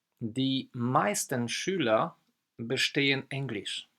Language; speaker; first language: German; non-native, fluent; Polish